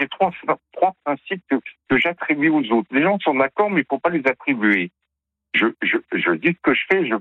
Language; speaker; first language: French; native; French